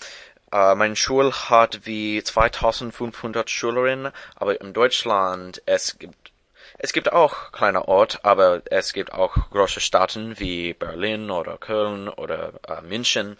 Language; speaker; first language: German; non-native, learner; English